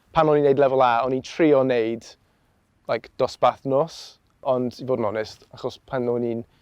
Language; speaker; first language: Welsh; non-native, local second language; English